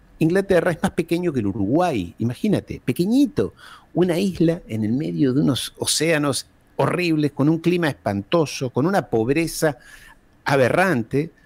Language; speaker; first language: Spanish; early bilingual, heritage; Spanish